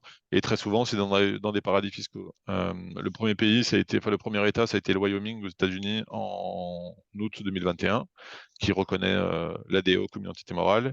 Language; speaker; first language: French; native; French